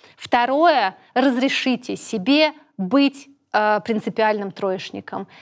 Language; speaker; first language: Russian; native; Russian